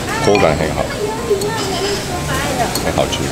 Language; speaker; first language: Chinese; non-native, fluent; Japanese